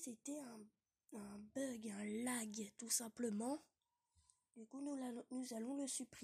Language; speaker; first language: French; native; French